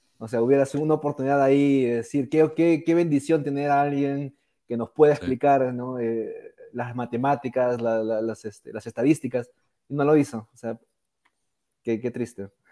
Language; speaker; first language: Spanish; native; Spanish